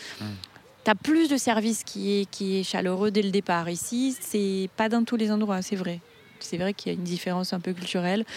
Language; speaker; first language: French; non-native, fluent; Portuguese